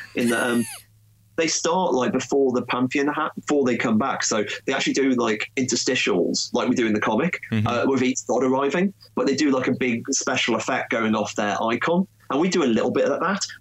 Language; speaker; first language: English; native; English